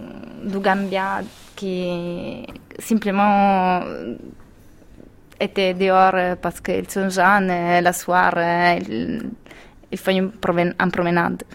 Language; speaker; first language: French; non-native, fluent; Italian